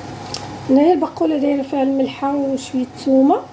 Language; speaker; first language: Arabic; native; Arabic